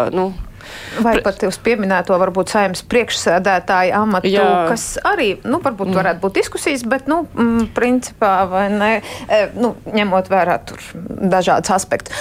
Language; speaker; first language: Latvian; non-native, local second language; Russian